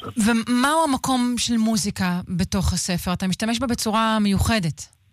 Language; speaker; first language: Hebrew; native; Hebrew